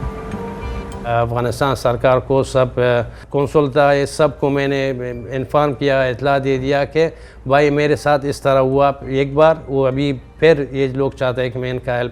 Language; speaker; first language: Hindi; non-native, fluent; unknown